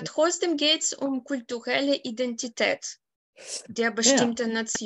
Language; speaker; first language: German; non-native, fluent; Ukrainian